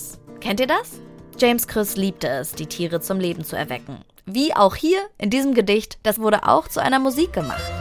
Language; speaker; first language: German; native; German